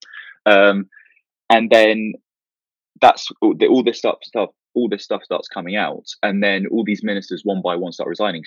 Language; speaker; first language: English; native; English